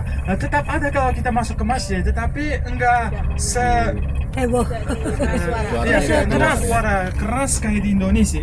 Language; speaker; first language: Indonesian; non-native, fluent; Uzbek